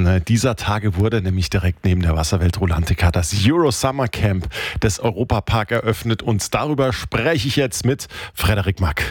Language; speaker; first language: German; native; German